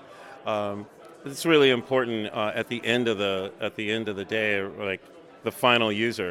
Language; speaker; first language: English; native; English